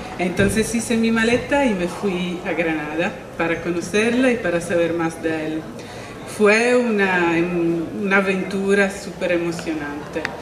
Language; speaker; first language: Spanish; non-native, fluent; Italian